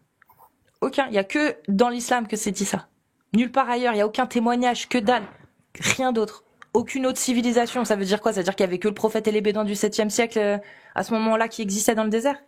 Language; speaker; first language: French; native; French